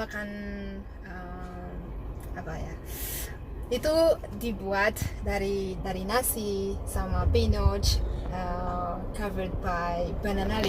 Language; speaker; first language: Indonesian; non-native, learner; Malagasy